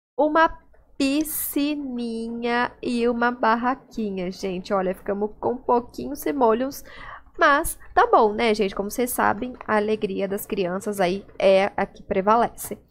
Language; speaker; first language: Portuguese; native; Portuguese